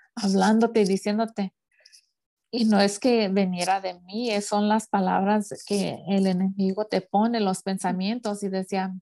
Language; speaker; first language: Spanish; early bilingual, heritage; Spanish